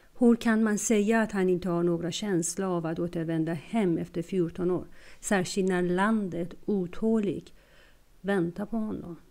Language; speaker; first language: Swedish; non-native, fluent; Persian